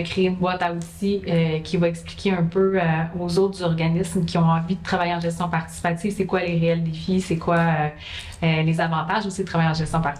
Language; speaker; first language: French; native; French